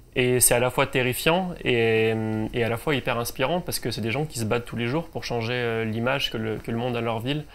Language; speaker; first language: French; native; French